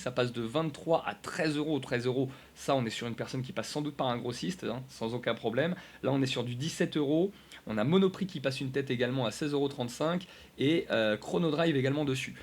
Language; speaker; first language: French; native; French